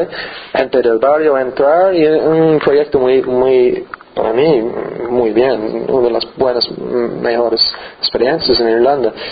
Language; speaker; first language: Spanish; non-native, learner; English